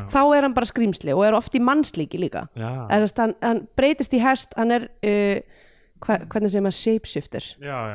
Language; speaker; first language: Icelandic; native; Icelandic